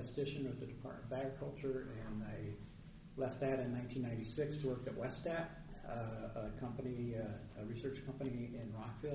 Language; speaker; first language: English; native; English